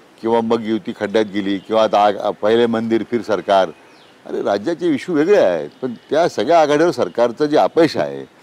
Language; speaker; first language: Marathi; native; Marathi